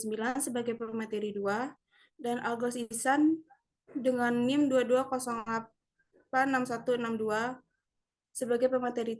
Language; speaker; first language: Indonesian; native; Indonesian